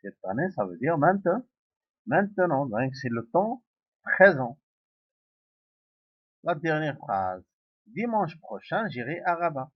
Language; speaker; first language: French; non-native, local second language; Arabic